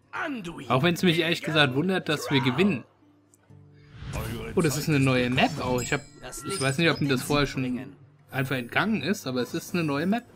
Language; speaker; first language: German; native; German